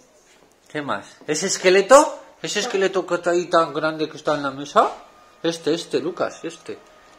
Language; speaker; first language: Spanish; native; Spanish